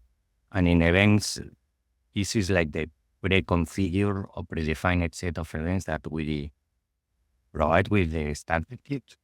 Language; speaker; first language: English; non-native, fluent; Spanish